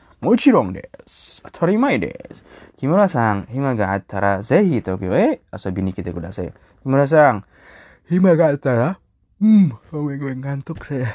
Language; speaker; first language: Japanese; non-native, learner; Indonesian